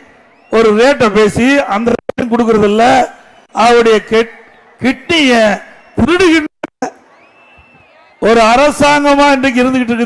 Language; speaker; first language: Tamil; native; Tamil